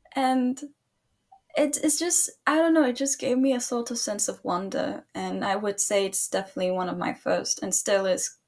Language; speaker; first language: English; early bilingual, other home language; Spanish